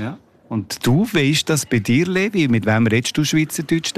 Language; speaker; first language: German; native; German